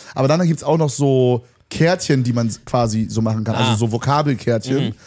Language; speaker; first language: German; native; German